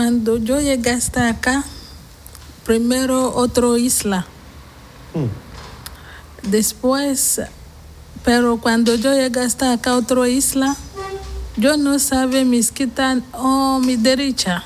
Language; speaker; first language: Spanish; non-native, learner; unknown